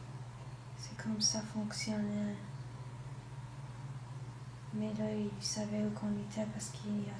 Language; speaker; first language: French; non-native, local second language; English